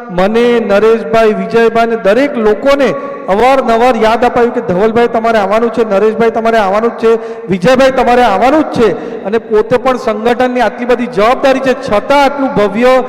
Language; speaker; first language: Gujarati; native; Gujarati